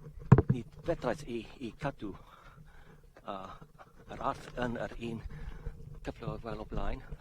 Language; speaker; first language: Welsh; non-native, learner; English